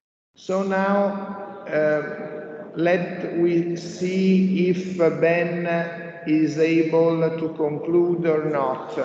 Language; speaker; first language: English; non-native, fluent; Italian